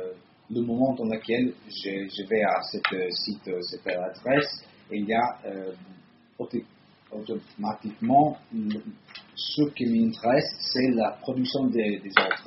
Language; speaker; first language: French; non-native, fluent; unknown